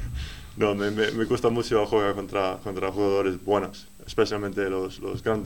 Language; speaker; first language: Spanish; non-native, learner; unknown